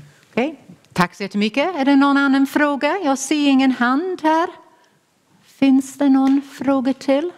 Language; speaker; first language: Swedish; non-native, fluent; English